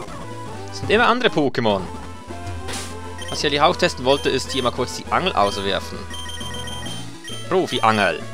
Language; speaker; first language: German; native; German